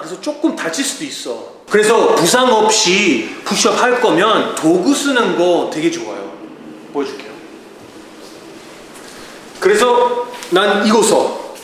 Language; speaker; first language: Korean; early bilingual, heritage; Korean